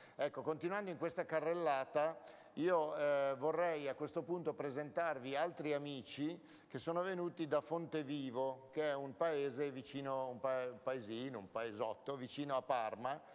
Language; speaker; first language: Italian; native; Italian